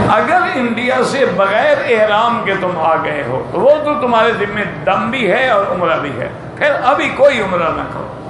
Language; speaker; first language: Urdu; native; Urdu